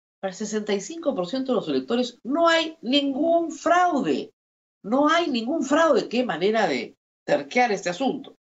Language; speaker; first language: Spanish; native; Spanish